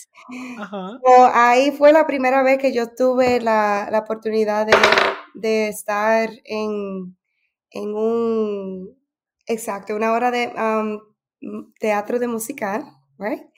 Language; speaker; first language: Spanish; early bilingual, heritage; Spanish